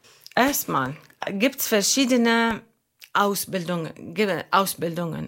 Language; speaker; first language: German; non-native, learner; Arabic